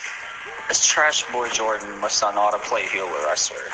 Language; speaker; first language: English; native; English